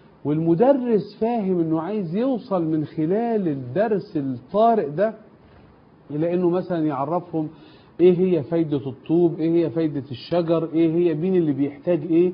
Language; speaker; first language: Arabic; native; Arabic